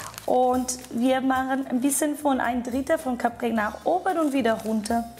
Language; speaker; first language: German; non-native, fluent; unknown